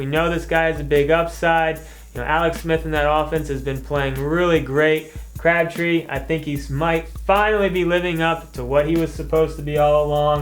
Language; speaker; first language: English; native; English